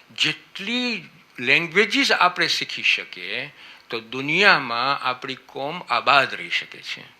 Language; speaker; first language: Gujarati; early bilingual, heritage; Gujarati